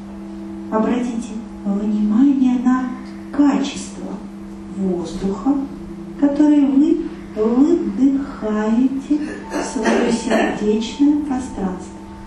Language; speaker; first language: Russian; native; Russian